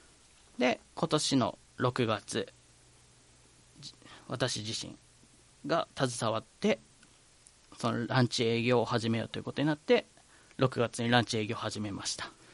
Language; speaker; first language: Japanese; native; Japanese